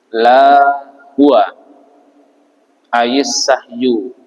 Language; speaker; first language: Arabic; non-native, fluent; Indonesian